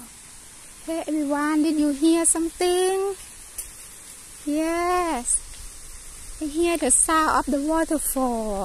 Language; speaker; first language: English; non-native, learner; Thai